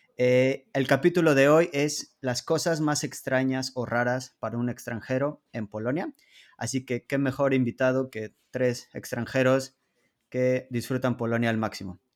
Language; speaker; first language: Spanish; native; Spanish